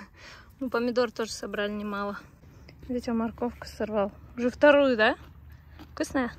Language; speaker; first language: Russian; native; Russian